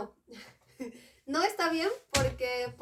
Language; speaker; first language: Spanish; native; Spanish